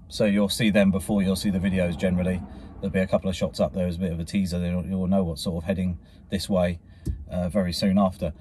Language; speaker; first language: English; native; English